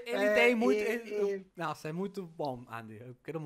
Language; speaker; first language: Portuguese; non-native, fluent; Spanish